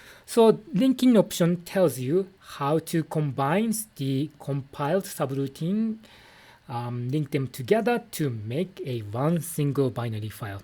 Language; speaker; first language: English; non-native, fluent; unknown